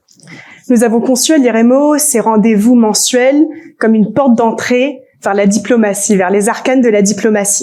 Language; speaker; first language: French; native; French